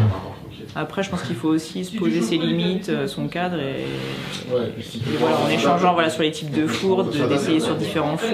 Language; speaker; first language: French; native; French